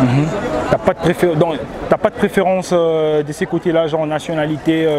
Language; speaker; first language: French; native; French